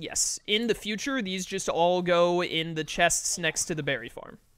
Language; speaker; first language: English; native; English